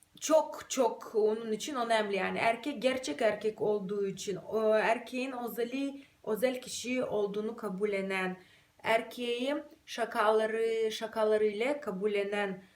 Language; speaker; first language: Turkish; non-native, fluent; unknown